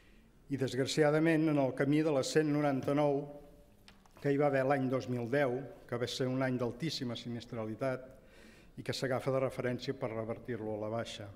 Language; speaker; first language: Catalan; native; Catalan